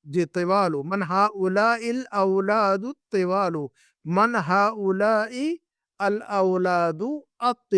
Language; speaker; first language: Arabic; non-native, fluent; Urdu